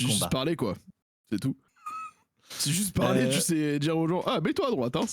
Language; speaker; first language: French; native; French